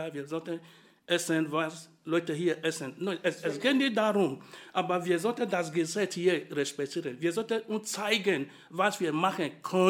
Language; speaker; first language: German; non-native, fluent; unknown